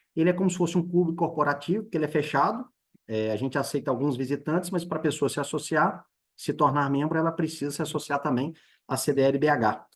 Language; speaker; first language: Portuguese; native; Portuguese